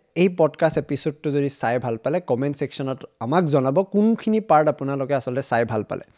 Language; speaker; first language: Assamese; native; Assamese